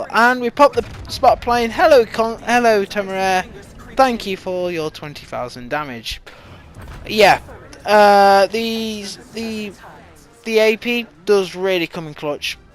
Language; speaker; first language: English; native; English